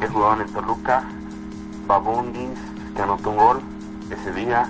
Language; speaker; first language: Spanish; native; Spanish